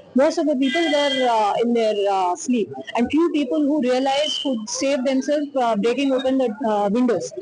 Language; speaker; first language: English; non-native, local second language; Telugu